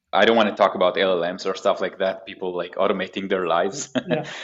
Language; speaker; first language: English; non-native, fluent; Hebrew